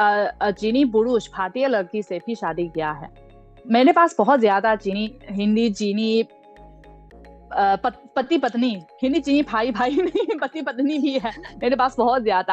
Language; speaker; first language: Hindi; non-native, fluent; Chinese